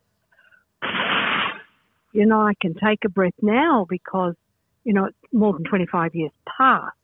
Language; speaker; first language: English; native; English